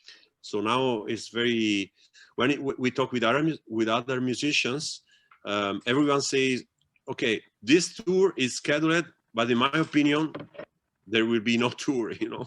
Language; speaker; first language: English; non-native, fluent; Italian